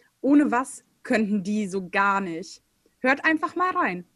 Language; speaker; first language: German; native; German